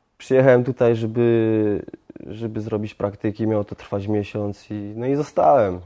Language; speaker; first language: Polish; early bilingual, heritage; French